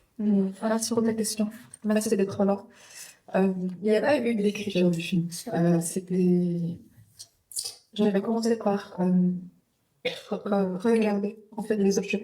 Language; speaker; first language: French; non-native, fluent; Vietnamese